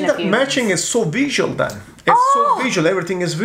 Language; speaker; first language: English; non-native, fluent; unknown